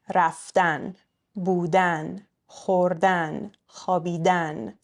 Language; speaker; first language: Persian; early bilingual, heritage; Persian